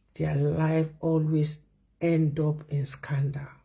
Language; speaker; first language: English; non-native, local second language; Yoruba